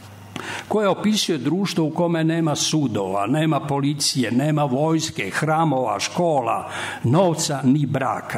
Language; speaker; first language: Serbian; native; Serbian